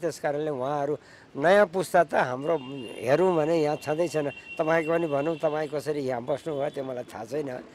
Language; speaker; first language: Nepali; non-native, local second language; Gurung